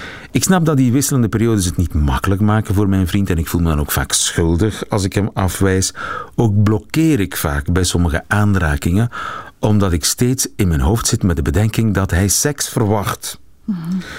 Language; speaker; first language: Dutch; native; Dutch